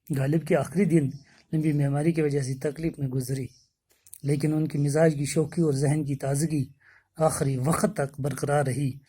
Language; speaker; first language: Urdu; non-native, local second language; Kashmiri